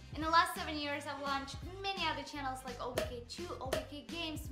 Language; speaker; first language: English; non-native, fluent; Russian